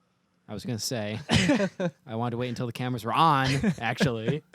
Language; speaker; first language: English; native; English